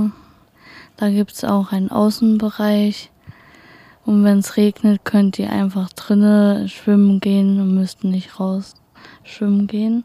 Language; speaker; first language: German; native; German